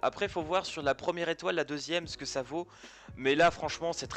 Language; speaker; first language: French; native; French